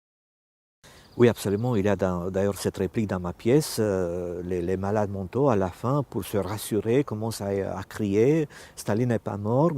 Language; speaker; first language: French; non-native, fluent; Romanian